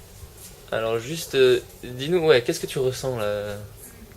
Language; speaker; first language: French; native; French